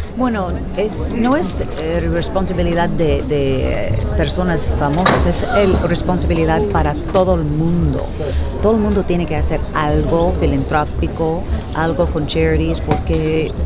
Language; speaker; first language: Spanish; early bilingual, heritage; Spanish